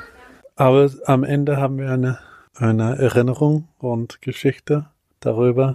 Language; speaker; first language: German; non-native, fluent; Bulgarian